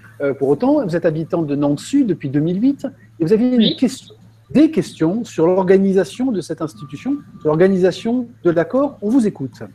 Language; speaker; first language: French; native; French